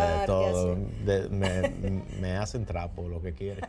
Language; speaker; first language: Spanish; early bilingual, heritage; Spanish